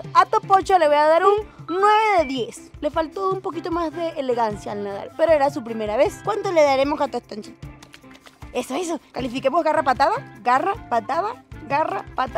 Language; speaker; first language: Spanish; native; Spanish